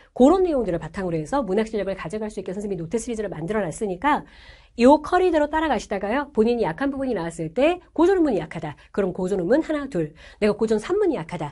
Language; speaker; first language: Korean; native; Korean